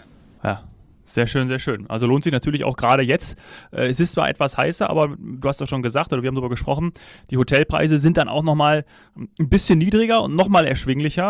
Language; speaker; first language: German; native; German